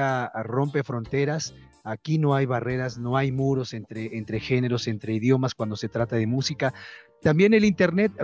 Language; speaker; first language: Spanish; native; Spanish